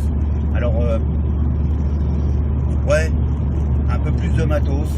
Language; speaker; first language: French; native; French